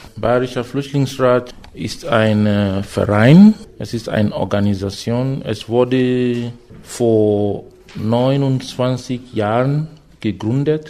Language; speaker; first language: German; non-native, fluent; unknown